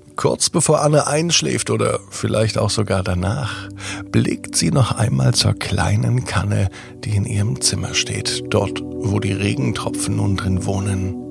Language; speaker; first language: German; native; German